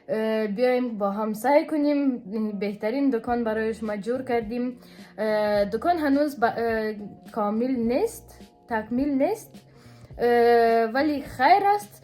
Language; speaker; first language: Persian; early bilingual, heritage; Persian